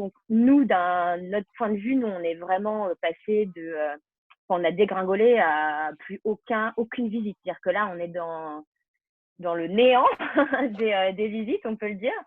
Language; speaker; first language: French; native; French